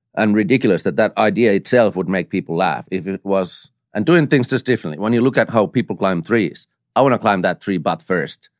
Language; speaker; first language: English; non-native, fluent; Finnish